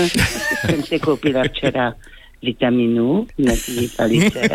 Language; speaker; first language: Czech; non-native, fluent; French